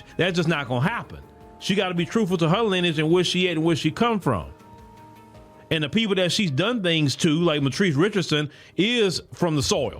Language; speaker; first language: English; native; English